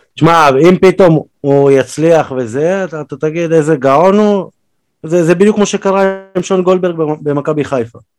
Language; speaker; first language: Hebrew; early bilingual, other home language; Russian